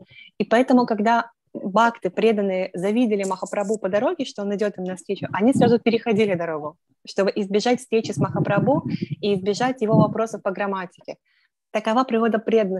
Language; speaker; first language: Russian; native; Russian